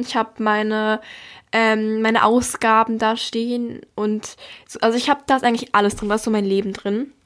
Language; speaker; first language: German; native; German